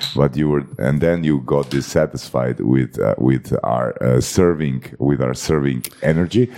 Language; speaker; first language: English; non-native, fluent; Croatian